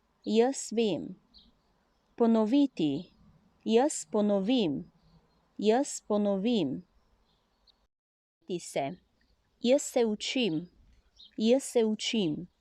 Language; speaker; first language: Slovenian; non-native, learner; Chinese